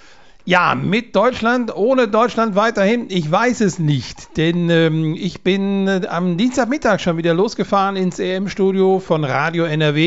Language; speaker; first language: German; native; German